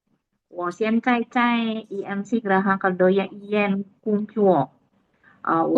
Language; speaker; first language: Chinese; non-native, learner; Indonesian